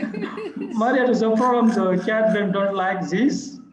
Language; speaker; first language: English; non-native, learner; French